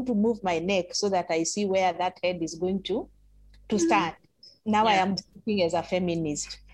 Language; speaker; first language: English; non-native, local second language; Masai